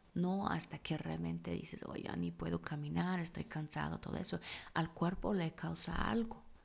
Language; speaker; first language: Spanish; non-native, fluent; German